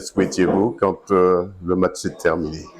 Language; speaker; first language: French; native; French